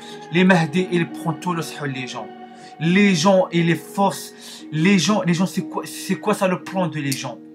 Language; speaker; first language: French; non-native, learner; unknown